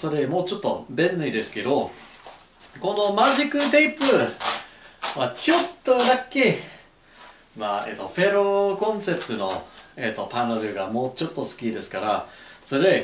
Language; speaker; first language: Japanese; non-native, learner; English